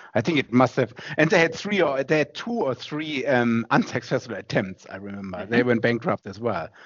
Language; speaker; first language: English; non-native, fluent; German